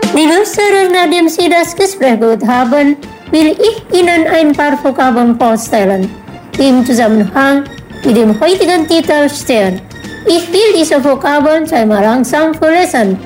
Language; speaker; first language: German; non-native, learner; Indonesian